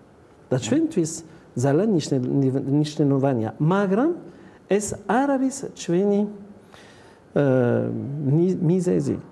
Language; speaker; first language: Georgian; non-native, learner; French